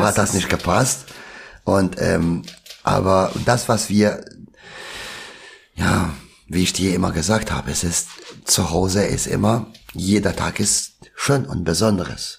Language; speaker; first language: German; non-native, local second language; Albanian